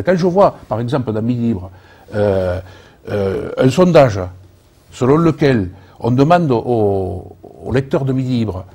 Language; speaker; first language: French; native; French